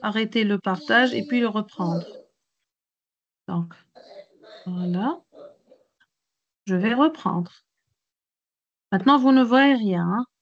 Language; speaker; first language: French; non-native, local second language; Arabic